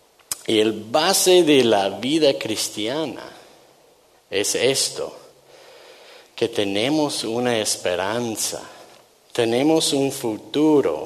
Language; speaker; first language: Spanish; non-native, fluent; English